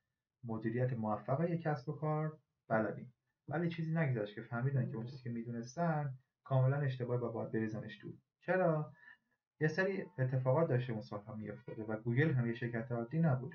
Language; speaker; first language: Persian; native; Persian